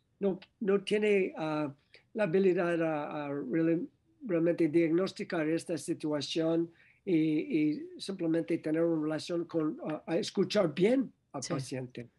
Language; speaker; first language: Spanish; non-native, learner; English